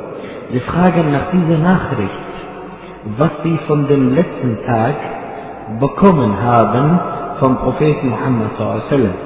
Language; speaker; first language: German; non-native, fluent; Arabic